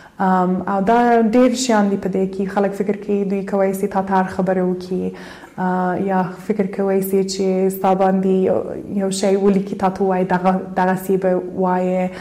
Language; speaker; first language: Pashto; early bilingual, heritage; Pashto